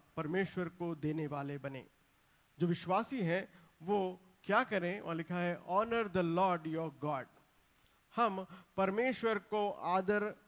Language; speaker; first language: Hindi; non-native, local second language; Telugu